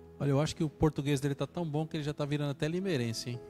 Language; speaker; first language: Portuguese; native; Portuguese